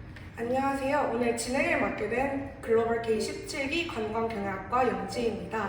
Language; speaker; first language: Korean; native; Korean